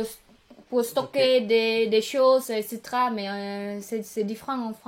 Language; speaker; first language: French; non-native, learner; Khmer